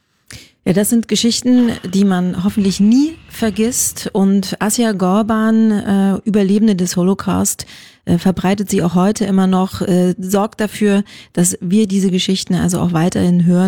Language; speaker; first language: German; native; German